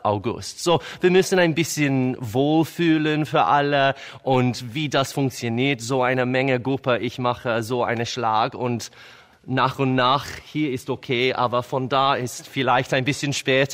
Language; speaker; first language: German; non-native, learner; English